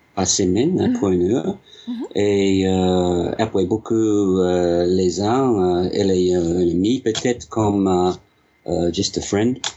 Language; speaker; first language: French; non-native, learner; English